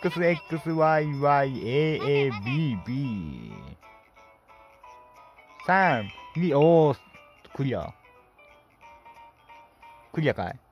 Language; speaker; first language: Japanese; native; Japanese